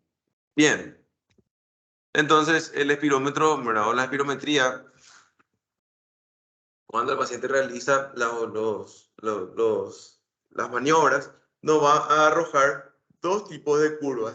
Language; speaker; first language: Spanish; native; Spanish